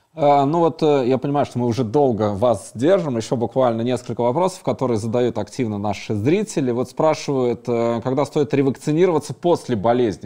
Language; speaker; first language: Russian; native; Russian